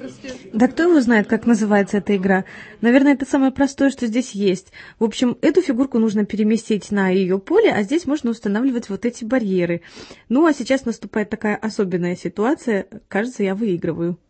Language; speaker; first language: Russian; native; Russian